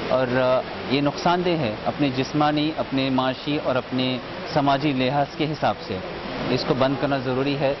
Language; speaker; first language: Hindi; non-native, local second language; Urdu